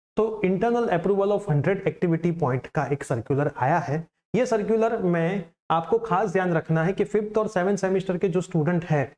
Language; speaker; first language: Hindi; non-native, local second language; Gujarati